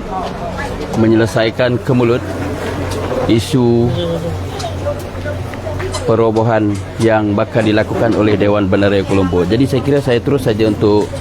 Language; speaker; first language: Malay; native; Malay